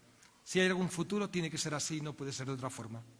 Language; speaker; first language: Spanish; native; Spanish